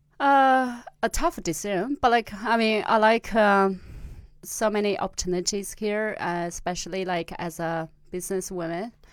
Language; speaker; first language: English; non-native, fluent; Tibetan